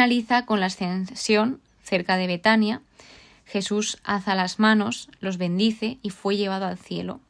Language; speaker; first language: Spanish; native; Spanish